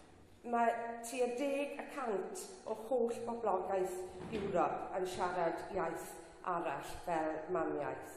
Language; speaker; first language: Welsh; non-native, local second language; English